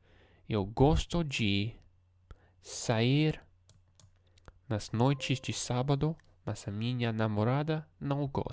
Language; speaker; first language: Portuguese; non-native, learner; English